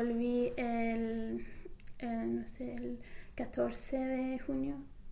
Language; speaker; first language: Spanish; non-native, fluent; English